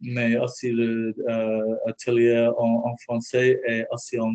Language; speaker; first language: French; non-native, learner; English